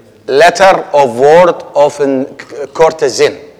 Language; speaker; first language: Dutch; non-native, learner; Arabic